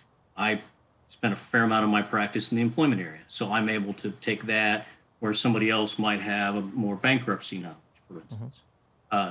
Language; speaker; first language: English; native; English